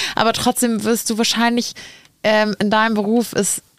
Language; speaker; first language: German; native; German